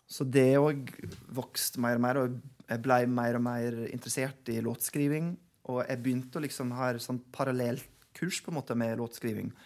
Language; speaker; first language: Norwegian; non-native, fluent; English